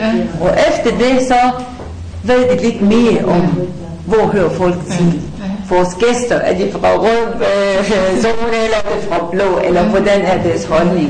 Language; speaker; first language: Danish; non-native, fluent; Persian